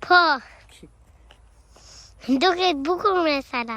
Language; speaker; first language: Albanian; early bilingual, heritage; Albanian